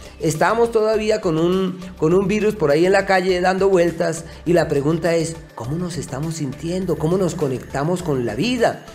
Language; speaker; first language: Spanish; native; Spanish